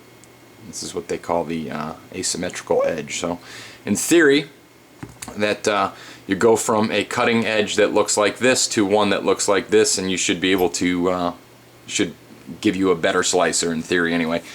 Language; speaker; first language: English; native; English